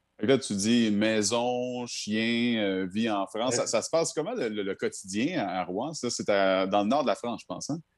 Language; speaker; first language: French; native; French